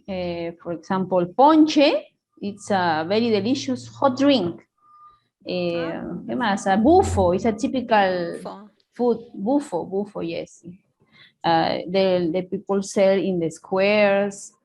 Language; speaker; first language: English; non-native, learner; Spanish